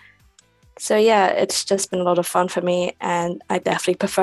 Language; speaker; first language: English; native; English